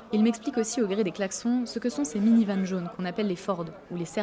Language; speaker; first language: French; native; French